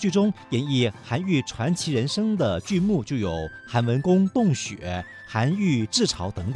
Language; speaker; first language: Chinese; native; Chinese